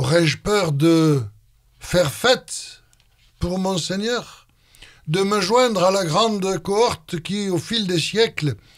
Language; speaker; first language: French; native; French